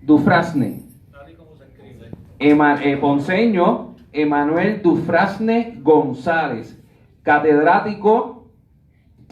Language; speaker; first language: Spanish; native; Spanish